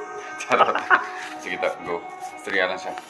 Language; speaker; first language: Filipino; non-native, local second language; Hiligaynon